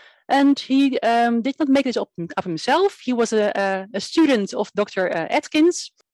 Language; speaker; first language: English; non-native, fluent; Dutch